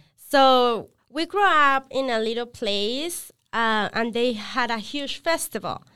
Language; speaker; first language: English; non-native, learner; Spanish